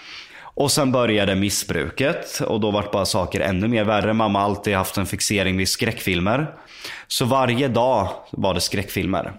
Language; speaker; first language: Swedish; native; Swedish